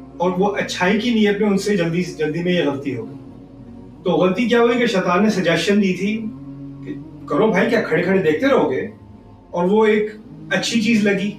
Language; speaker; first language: Urdu; early bilingual, heritage; Urdu